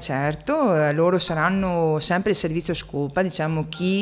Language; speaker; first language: Italian; native; Italian